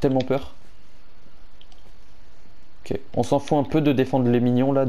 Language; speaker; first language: French; native; French